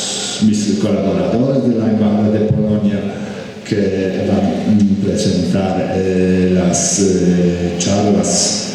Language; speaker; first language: Spanish; non-native, fluent; Polish